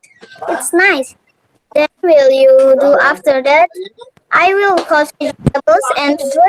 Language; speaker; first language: English; non-native, learner; Indonesian